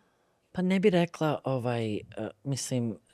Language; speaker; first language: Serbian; early bilingual, other home language; Bosnian